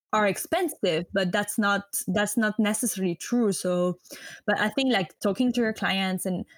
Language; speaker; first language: English; non-native, fluent; French